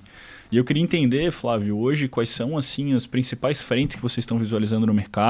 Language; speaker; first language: Portuguese; native; Portuguese